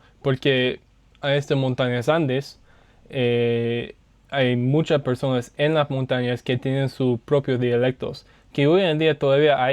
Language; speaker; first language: Spanish; non-native, learner; English